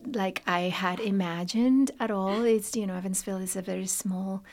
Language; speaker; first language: English; non-native, fluent; Spanish